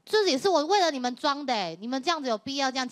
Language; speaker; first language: Chinese; native; Chinese